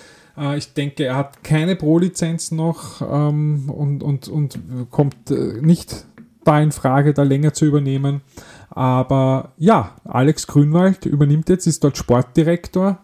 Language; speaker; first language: German; native; German